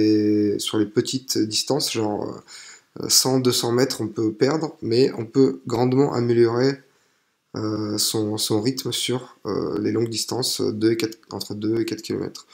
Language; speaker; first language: French; native; French